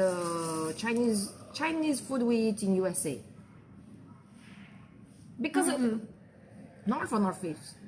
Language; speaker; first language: English; non-native, fluent; Portuguese